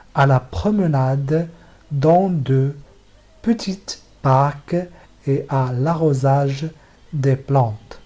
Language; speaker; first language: French; non-native, local second language; Arabic